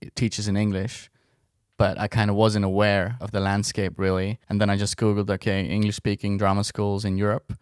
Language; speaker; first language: English; non-native, fluent; Estonian